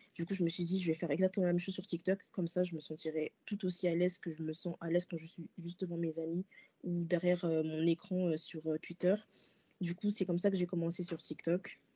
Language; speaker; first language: French; early bilingual, other home language; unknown